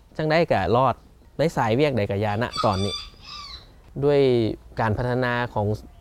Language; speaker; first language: Lao; early bilingual, heritage; Lao